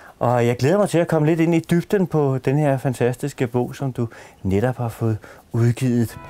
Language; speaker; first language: Danish; native; Danish